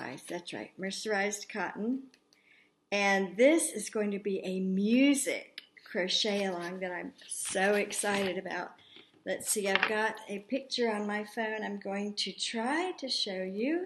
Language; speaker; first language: English; native; English